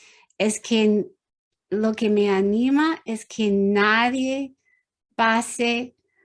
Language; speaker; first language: Spanish; non-native, learner; English